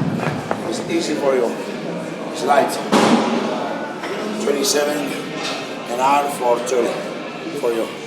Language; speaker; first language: English; non-native, learner; Italian